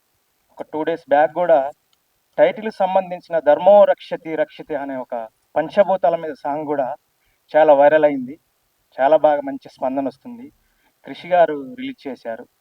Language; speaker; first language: Telugu; native; Telugu